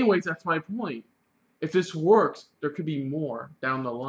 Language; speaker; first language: English; native; English